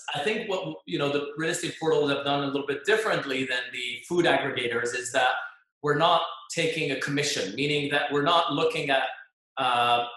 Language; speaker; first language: English; non-native, fluent; French